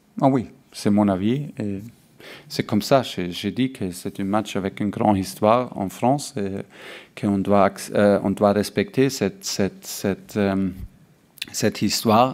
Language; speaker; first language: French; non-native, learner; German